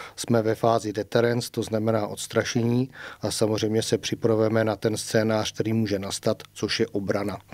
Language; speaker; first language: Czech; native; Czech